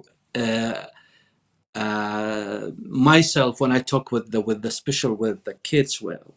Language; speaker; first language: English; non-native, fluent; Arabic